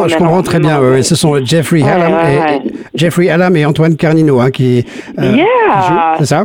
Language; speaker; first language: French; native; French